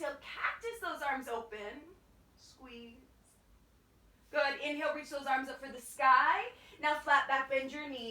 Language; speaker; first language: English; native; English